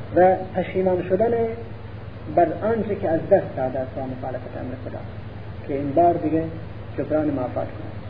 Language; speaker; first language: Persian; non-native, local second language; Central Kurdish